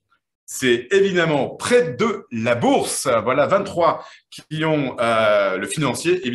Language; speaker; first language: French; native; French